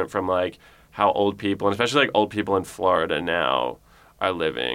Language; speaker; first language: English; native; English